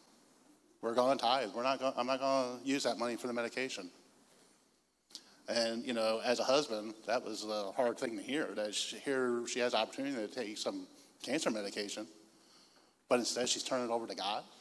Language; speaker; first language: English; native; English